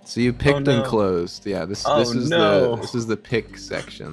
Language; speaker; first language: English; native; English